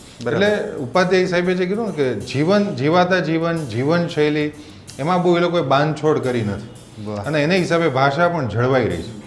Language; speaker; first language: Gujarati; native; Gujarati